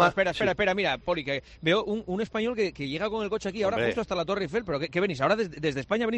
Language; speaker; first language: Spanish; native; Spanish